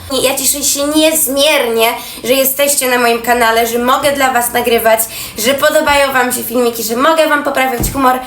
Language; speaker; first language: Polish; native; Polish